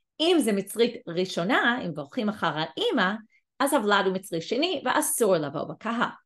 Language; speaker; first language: Hebrew; non-native, fluent; English